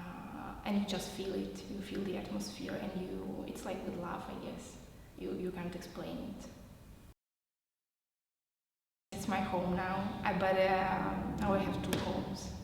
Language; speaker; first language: English; non-native, fluent; Russian